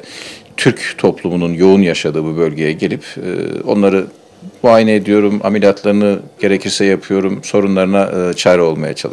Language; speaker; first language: Turkish; native; Turkish